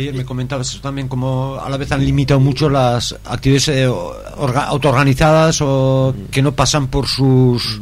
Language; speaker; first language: Spanish; native; Spanish